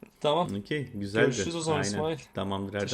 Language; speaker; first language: Turkish; native; Turkish